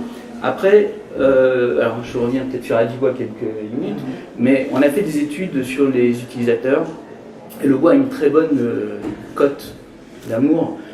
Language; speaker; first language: French; native; French